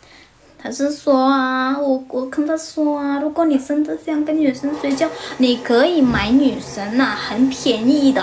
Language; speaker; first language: Chinese; non-native, learner; Indonesian